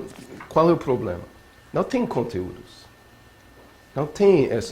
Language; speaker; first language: Portuguese; non-native, learner; English